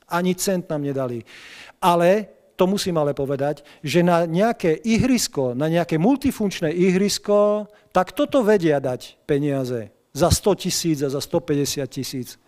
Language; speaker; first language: Slovak; non-native, local second language; Hungarian